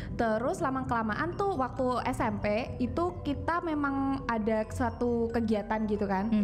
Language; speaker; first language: Indonesian; non-native, local second language; Javanese